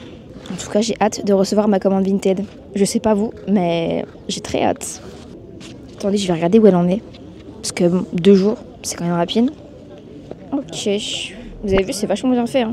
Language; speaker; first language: French; native; French